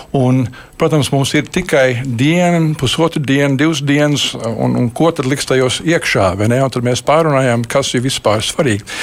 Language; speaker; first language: Latvian; early bilingual, heritage; Latvian